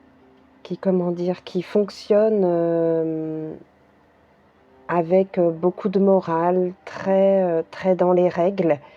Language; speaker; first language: French; native; French